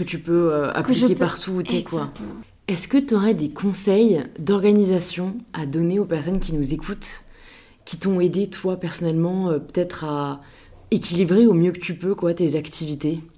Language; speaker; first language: French; native; French